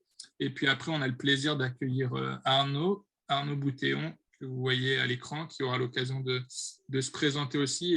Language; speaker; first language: French; native; French